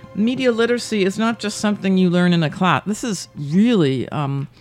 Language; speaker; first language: English; native; English